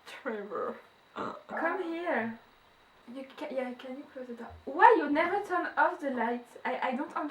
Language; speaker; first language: English; non-native, learner; French